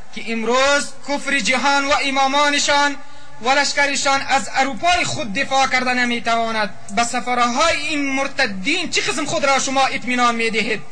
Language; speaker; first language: Persian; non-native, local second language; Pashto